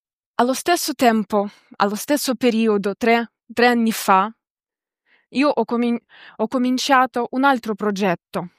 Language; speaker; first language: Italian; non-native, fluent; Ukrainian